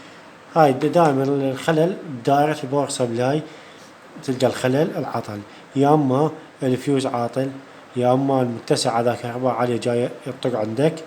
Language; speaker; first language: Arabic; native; Arabic